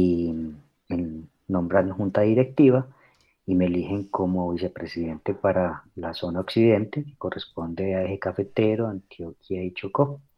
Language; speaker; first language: Spanish; native; Spanish